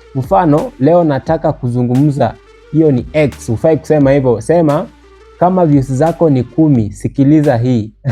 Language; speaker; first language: Swahili; non-native, local second language; Luyia